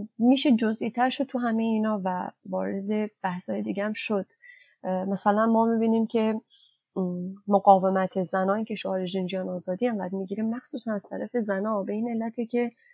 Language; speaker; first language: Persian; non-native, local second language; Kurdish